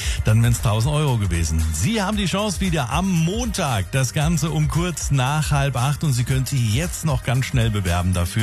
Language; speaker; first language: German; native; German